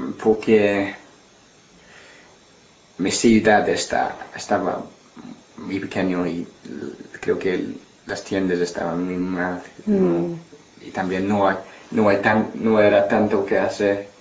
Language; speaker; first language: Spanish; non-native, learner; English